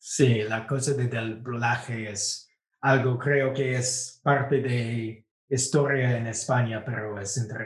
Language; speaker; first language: Spanish; non-native, fluent; English